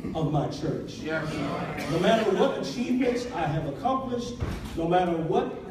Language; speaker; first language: English; native; English